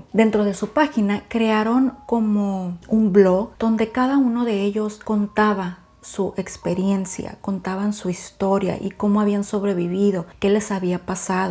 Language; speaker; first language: Spanish; native; Spanish